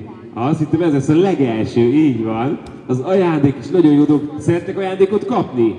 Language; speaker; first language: Hungarian; native; Hungarian